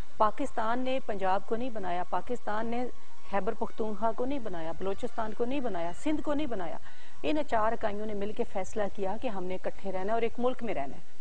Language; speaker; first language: Urdu; non-native, local second language; Punjabi